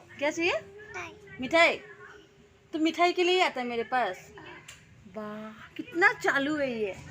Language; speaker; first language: Hindi; non-native, local second language; Bangla